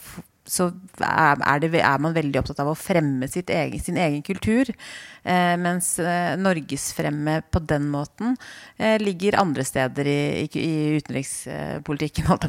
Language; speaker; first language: Norwegian; native; Norwegian